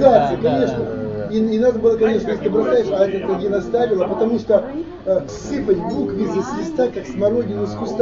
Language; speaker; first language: Russian; native; Russian